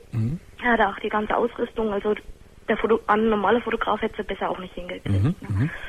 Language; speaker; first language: German; native; German